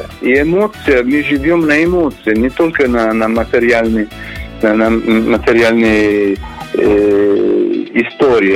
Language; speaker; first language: Russian; non-native, learner; Italian